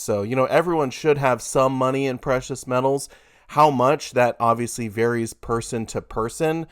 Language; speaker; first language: English; native; English